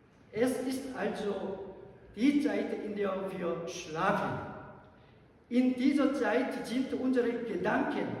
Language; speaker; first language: German; non-native, learner; Korean